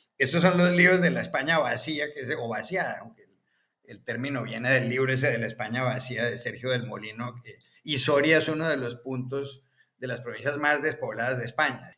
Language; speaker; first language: Spanish; native; Spanish